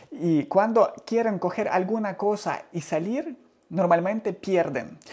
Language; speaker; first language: Spanish; non-native, learner; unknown